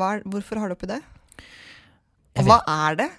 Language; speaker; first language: Norwegian; native; Norwegian